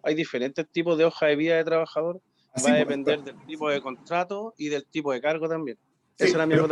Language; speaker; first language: Spanish; native; Spanish